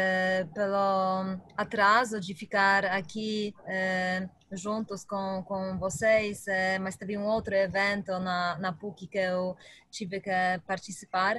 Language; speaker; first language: Portuguese; non-native, fluent; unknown